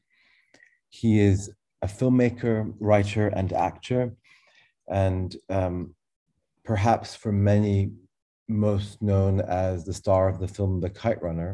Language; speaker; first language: English; native; English